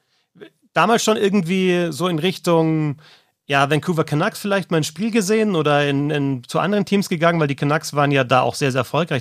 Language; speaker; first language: German; native; German